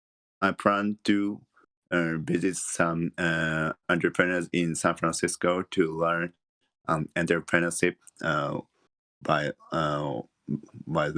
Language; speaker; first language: English; non-native, learner; Japanese